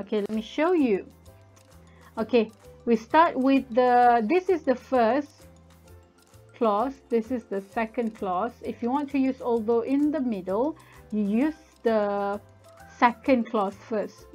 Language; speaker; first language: English; non-native, local second language; Malay